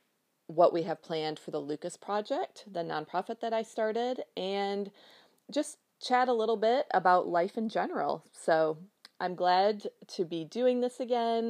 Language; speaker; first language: English; native; English